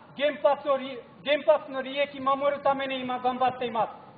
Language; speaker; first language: Japanese; non-native, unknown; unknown